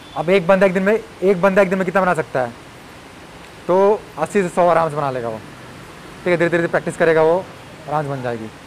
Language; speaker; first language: Hindi; native; Hindi